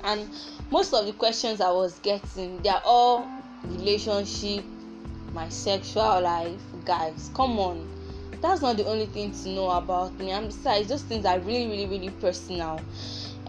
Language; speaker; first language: English; non-native, local second language; Igbo